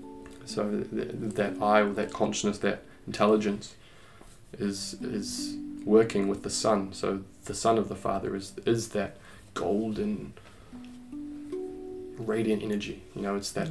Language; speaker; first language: English; native; English